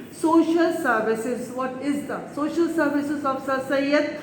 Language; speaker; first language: English; non-native, local second language; Urdu